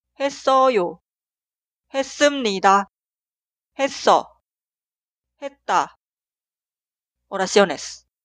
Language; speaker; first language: Korean; non-native, fluent; Spanish